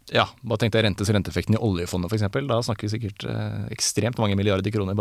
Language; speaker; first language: Norwegian; native; Norwegian